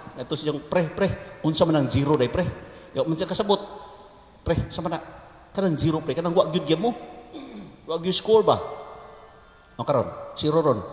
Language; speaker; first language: Cebuano; native; Cebuano